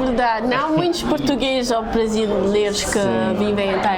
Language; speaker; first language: Portuguese; non-native, fluent; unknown